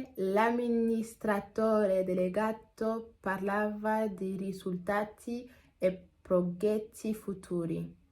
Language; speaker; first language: Italian; non-native, learner; English